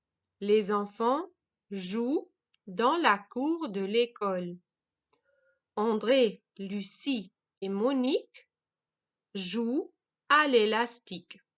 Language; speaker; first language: French; non-native, fluent; German